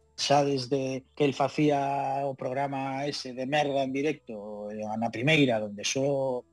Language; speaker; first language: Galician; non-native, learner; Spanish